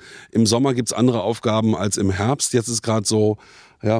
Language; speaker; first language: German; native; German